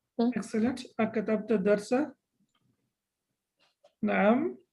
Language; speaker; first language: Arabic; non-native, fluent; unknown